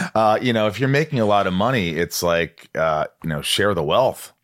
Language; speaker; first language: English; native; English